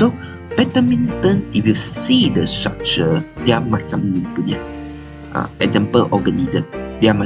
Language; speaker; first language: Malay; non-native, local second language; Chinese